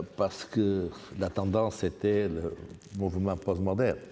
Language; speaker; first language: French; non-native, fluent; Portuguese